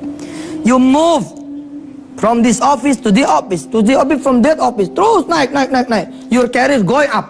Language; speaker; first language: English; non-native, learner; Indonesian